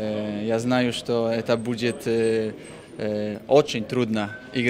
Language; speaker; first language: Russian; non-native, learner; Polish